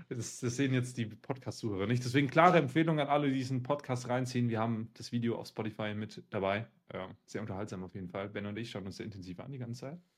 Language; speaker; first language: German; early bilingual, other home language; Russian